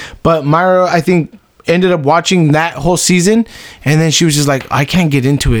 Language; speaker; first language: English; early bilingual, other home language; Spanish